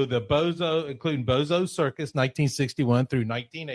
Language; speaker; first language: English; native; English